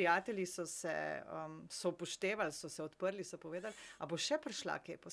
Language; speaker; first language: Slovenian; native; Slovenian